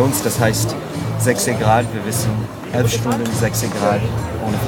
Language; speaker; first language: German; non-native, fluent; French